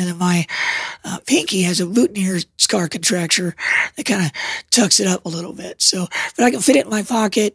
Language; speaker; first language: English; native; English